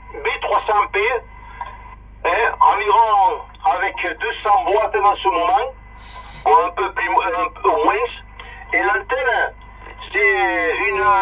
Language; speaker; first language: French; early bilingual, other home language; Spanish